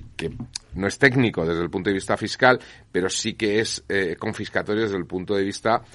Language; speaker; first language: Spanish; non-native, local second language; Catalan